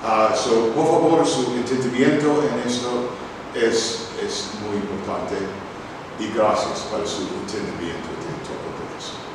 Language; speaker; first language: Spanish; non-native, learner; English